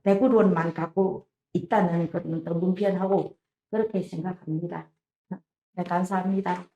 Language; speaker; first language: Korean; non-native, learner; Vietnamese